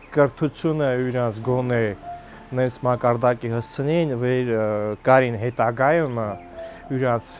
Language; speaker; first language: Armenian; native; Armenian